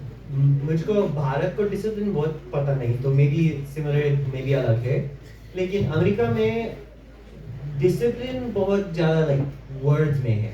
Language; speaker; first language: Hindi; early bilingual, heritage; English